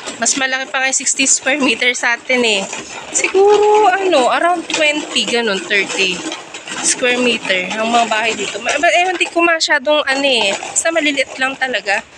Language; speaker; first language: Filipino; native; Filipino